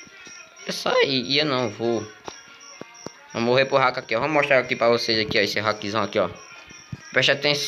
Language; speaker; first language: Portuguese; native; Portuguese